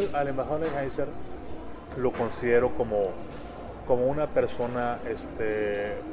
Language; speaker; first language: Spanish; native; Spanish